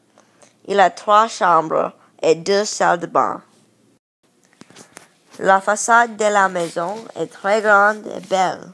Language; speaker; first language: French; non-native, learner; English